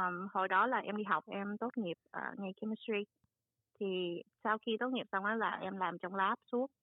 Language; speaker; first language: Vietnamese; early bilingual, heritage; Vietnamese